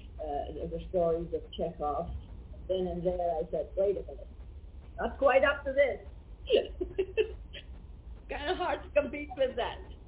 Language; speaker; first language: English; non-native, fluent; Czech